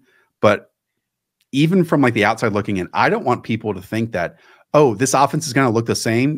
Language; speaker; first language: English; native; English